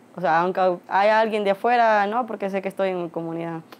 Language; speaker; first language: Spanish; native; Spanish